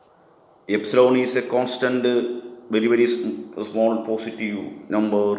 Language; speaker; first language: English; non-native, local second language; Malayalam